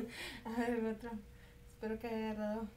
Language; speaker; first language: Spanish; early bilingual, heritage; Spanish